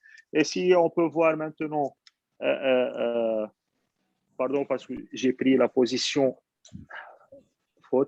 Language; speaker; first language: French; non-native, fluent; Arabic